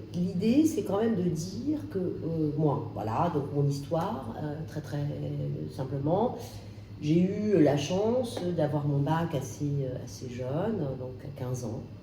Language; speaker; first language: French; non-native, local second language; Arabic